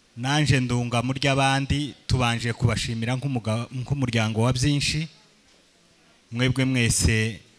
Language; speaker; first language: Kinyarwanda; native; Kinyarwanda